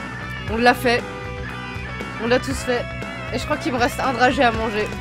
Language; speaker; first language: French; native; French